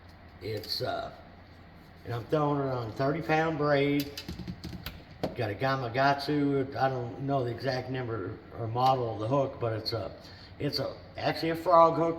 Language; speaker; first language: English; native; English